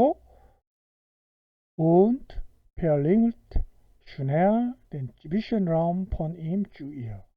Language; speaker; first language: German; non-native, fluent; Korean